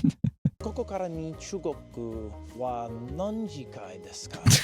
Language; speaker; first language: Japanese; non-native, learner; English